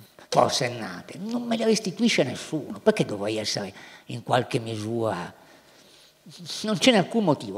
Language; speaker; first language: Italian; native; Italian